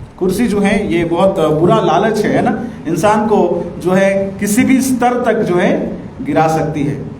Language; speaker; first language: Hindi; non-native, local second language; Marathi